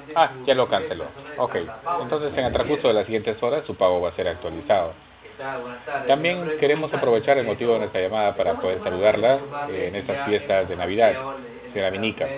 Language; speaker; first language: Spanish; native; Spanish